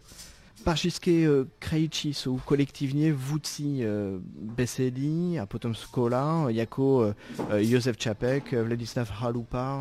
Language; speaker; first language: Czech; non-native, fluent; French